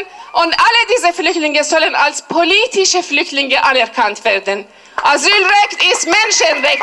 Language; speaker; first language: German; non-native, fluent; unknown